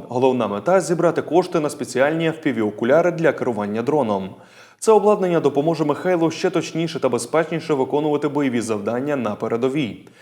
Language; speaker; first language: Ukrainian; native; Ukrainian